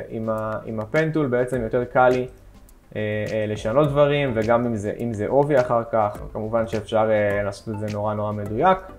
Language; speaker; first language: Hebrew; native; Hebrew